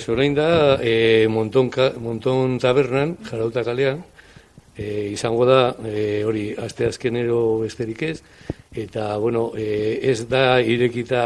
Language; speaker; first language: Basque; non-native, local second language; Spanish